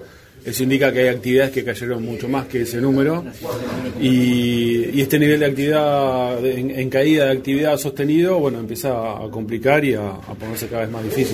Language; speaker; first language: Spanish; native; Spanish